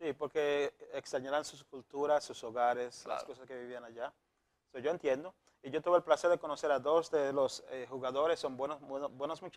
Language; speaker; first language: Spanish; native; Spanish